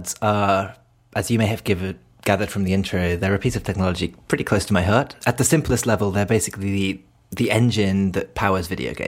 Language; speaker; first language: English; native; English